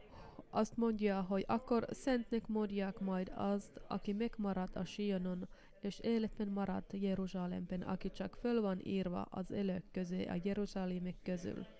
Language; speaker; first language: Hungarian; non-native, fluent; Finnish